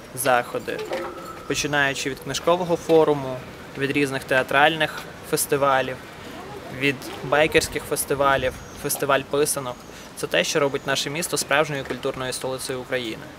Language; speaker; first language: Ukrainian; native; Ukrainian